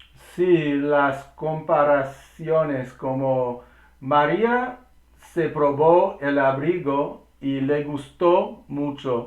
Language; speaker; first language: Spanish; non-native, learner; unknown